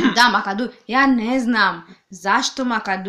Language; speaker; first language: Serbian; non-native, learner; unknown